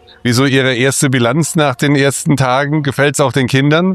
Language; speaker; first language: German; native; German